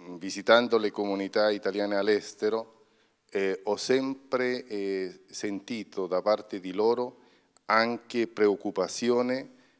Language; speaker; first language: Italian; non-native, fluent; Spanish